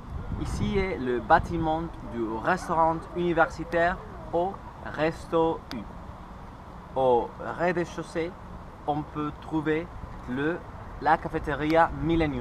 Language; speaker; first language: French; non-native, learner; Spanish